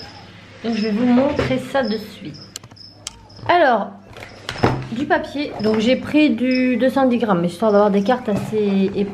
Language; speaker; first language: French; native; French